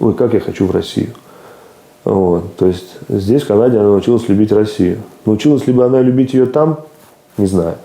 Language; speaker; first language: Russian; native; Russian